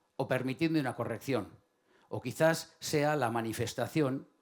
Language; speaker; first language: Spanish; native; Spanish